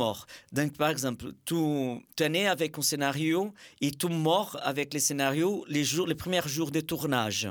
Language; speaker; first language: French; non-native, fluent; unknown